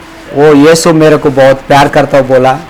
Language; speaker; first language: Hindi; early bilingual, heritage; Hindi